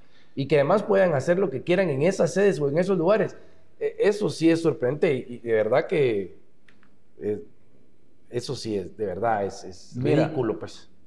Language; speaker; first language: Spanish; native; Spanish